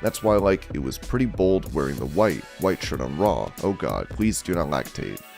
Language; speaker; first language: English; native; English